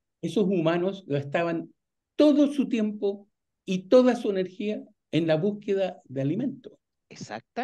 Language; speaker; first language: Spanish; native; Spanish